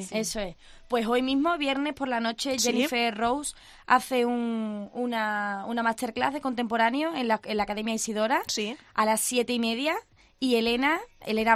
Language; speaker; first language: Spanish; native; Spanish